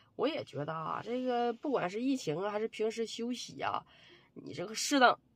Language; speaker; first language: Chinese; native; Chinese